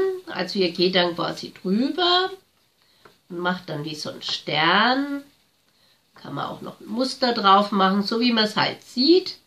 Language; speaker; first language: German; native; German